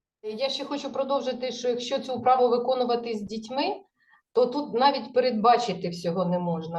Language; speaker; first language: Ukrainian; native; Ukrainian